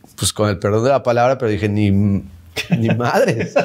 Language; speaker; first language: Spanish; native; Spanish